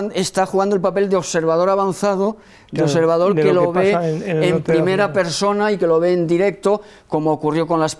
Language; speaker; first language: Spanish; native; Spanish